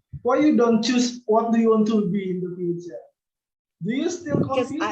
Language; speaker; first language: English; non-native, learner; Indonesian